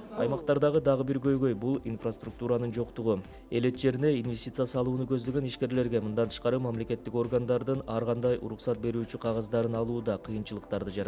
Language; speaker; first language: Kyrgyz; native; Kyrgyz